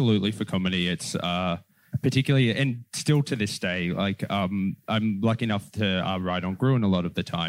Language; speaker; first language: English; native; English